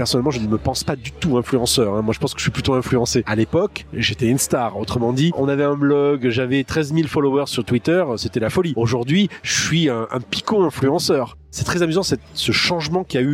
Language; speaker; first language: French; native; French